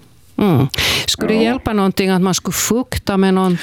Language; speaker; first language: Swedish; native; Swedish